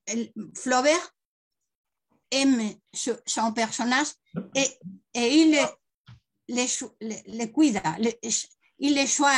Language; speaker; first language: French; non-native, learner; Spanish